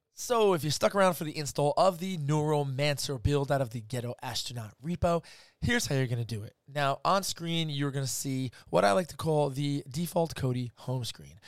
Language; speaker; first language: English; native; English